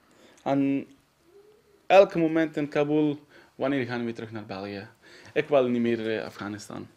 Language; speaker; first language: Dutch; non-native, learner; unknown